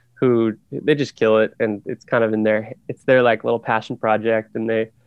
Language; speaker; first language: English; native; English